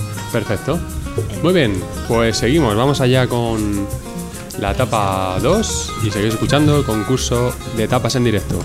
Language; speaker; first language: Spanish; native; Spanish